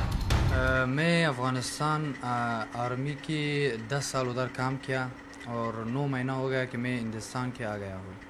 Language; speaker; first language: Hindi; non-native, learner; Persian